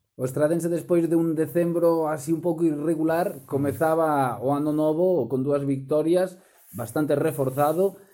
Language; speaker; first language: Galician; native; Galician